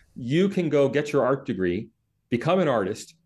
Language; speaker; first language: English; native; English